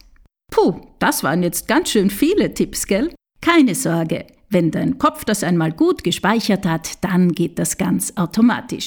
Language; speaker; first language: German; native; German